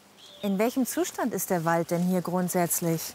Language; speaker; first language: German; native; German